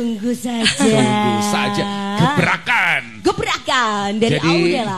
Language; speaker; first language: Indonesian; native; Indonesian